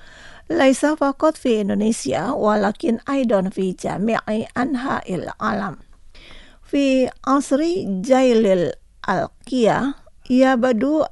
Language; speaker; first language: Arabic; non-native, fluent; Indonesian